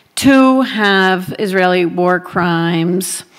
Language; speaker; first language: English; non-native, fluent; Spanish